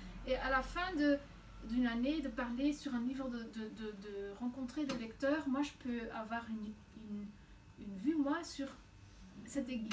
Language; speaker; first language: French; non-native, local second language; Dutch